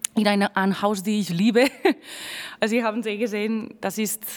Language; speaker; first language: German; non-native, fluent; Spanish